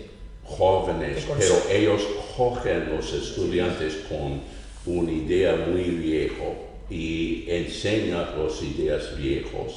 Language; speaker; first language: Spanish; non-native, fluent; English